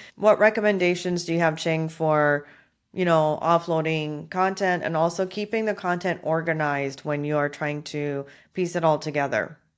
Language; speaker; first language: English; native; English